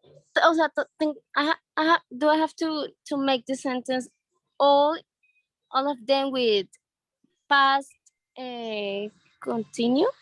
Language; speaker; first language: English; non-native, learner; Spanish